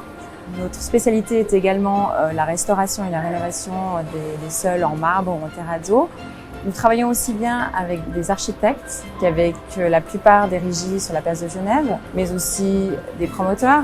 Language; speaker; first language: French; native; French